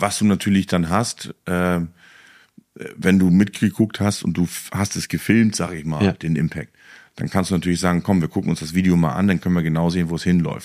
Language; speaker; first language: German; native; German